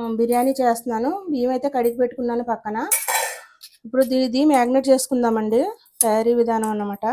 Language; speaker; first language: Telugu; native; Telugu